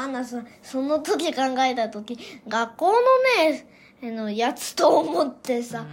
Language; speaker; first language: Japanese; early bilingual, other home language; Korean